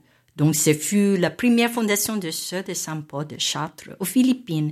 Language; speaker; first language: French; non-native, fluent; Filipino